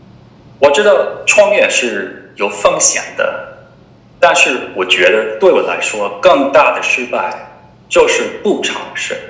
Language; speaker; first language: Chinese; non-native, fluent; English